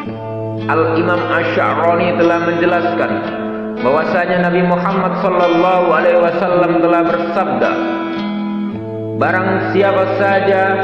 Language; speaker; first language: Indonesian; native; Indonesian